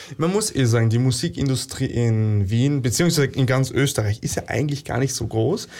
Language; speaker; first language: German; native; German